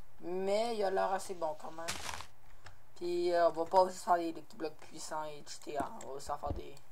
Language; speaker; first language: French; native; French